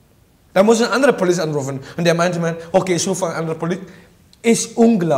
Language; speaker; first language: German; non-native, learner; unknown